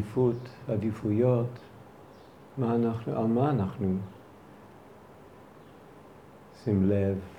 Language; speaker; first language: Hebrew; non-native, fluent; English